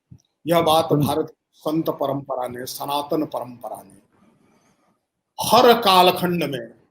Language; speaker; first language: Hindi; native; Hindi